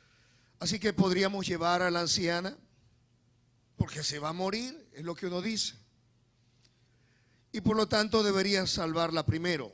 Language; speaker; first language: Spanish; native; Spanish